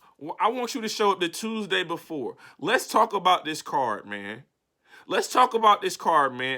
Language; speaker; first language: English; native; English